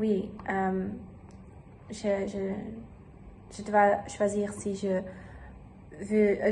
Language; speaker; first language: French; non-native, learner; German